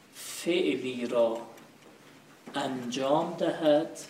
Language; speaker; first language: Persian; non-native, local second language; Azerbaijani